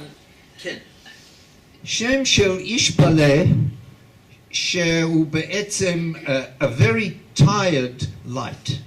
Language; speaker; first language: Hebrew; non-native, fluent; English